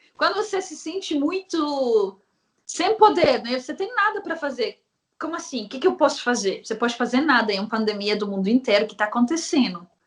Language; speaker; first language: Portuguese; non-native, fluent; Arabic